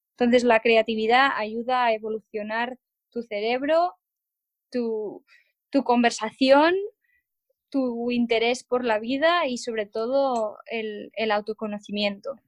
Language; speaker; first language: Spanish; non-native, local second language; Catalan